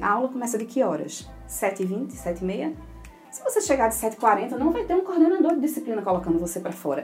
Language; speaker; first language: Portuguese; native; Portuguese